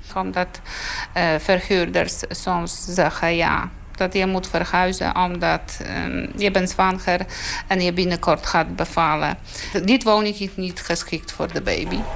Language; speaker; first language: Dutch; non-native, learner; Polish